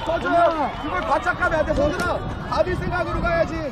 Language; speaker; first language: Korean; native; Korean